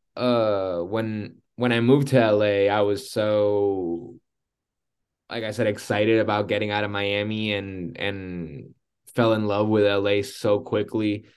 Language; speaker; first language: English; early bilingual, other home language; Spanish